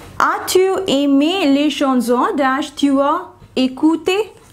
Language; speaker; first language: French; non-native, fluent; Hindi